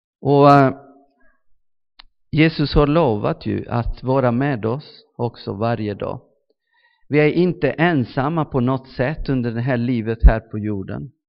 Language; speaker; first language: Swedish; non-native, fluent; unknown